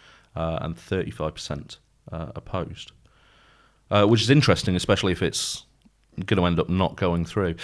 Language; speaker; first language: English; native; English